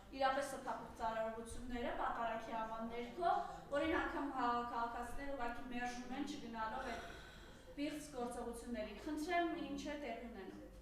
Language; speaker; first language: Armenian; native; Armenian